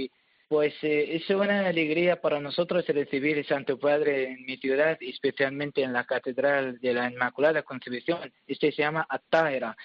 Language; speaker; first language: Spanish; non-native, learner; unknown